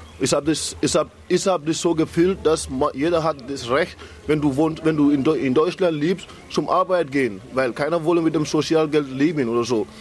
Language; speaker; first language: German; non-native, learner; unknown